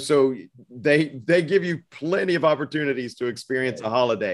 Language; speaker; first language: English; native; English